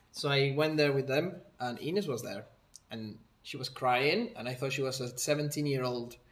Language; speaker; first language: English; non-native, fluent; Spanish